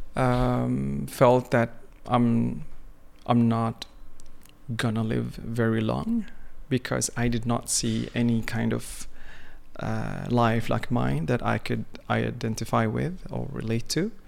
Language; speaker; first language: English; non-native, fluent; Arabic